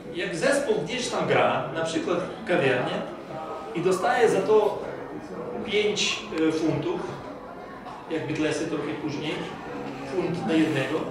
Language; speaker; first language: Polish; non-native, fluent; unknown